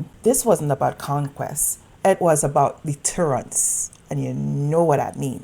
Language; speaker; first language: English; native; English